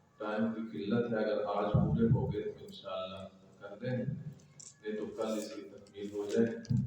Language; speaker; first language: Urdu; non-native, local second language; Punjabi